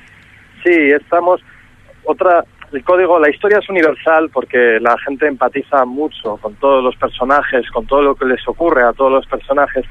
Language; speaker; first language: Spanish; native; Spanish